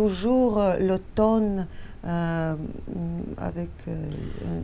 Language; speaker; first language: French; non-native, fluent; Russian